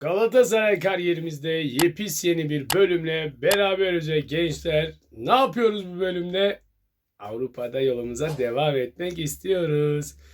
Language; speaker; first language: Turkish; native; Turkish